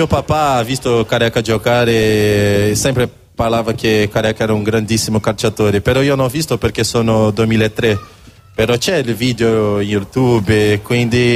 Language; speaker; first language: Italian; non-native, learner; Portuguese